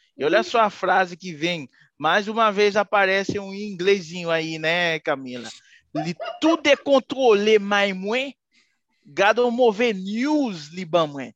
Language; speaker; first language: Portuguese; non-native, fluent; Haitian Creole